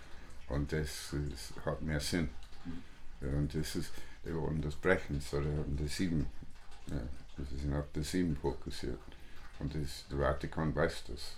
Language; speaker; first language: German; non-native, fluent; English